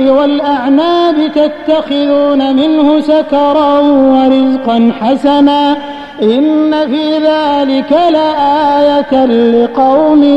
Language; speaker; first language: Arabic; native; Arabic